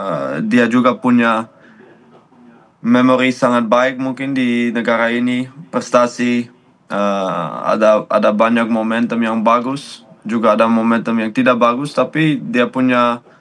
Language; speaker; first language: Indonesian; non-native, fluent; Dutch